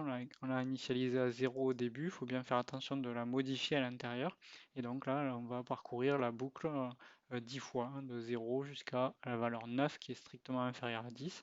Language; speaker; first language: French; native; French